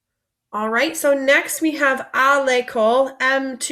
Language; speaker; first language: French; non-native, fluent; English